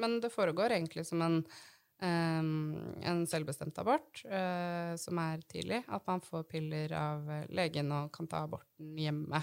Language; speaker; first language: Norwegian; native; Norwegian